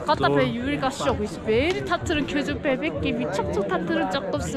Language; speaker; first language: Turkish; non-native, learner; Korean